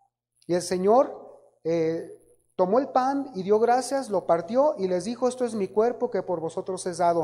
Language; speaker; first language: Spanish; native; Spanish